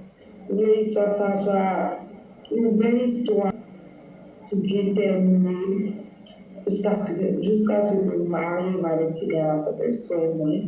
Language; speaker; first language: Haitian Creole; non-native, fluent; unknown